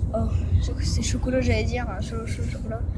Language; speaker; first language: French; native; French